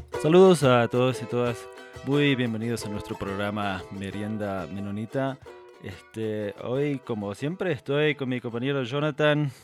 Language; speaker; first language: Spanish; non-native, fluent; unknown